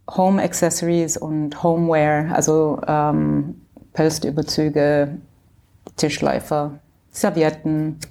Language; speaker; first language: German; early bilingual, heritage; English